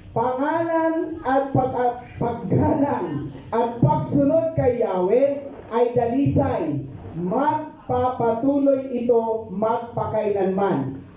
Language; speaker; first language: Filipino; non-native, local second language; Pampanga